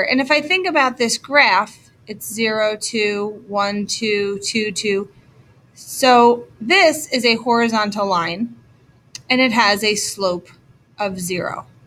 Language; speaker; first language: English; native; English